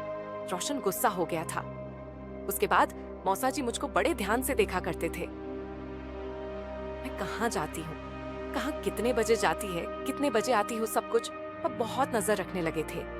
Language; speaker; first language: Hindi; native; Hindi